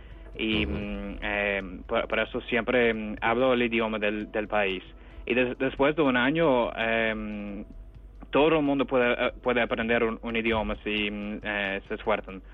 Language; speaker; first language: Spanish; non-native, fluent; English